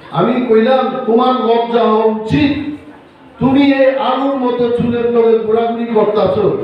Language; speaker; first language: Bangla; non-native, local second language; Kok Borok